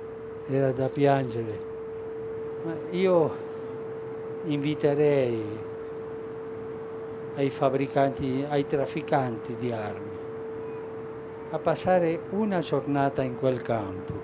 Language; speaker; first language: Italian; non-native, fluent; Spanish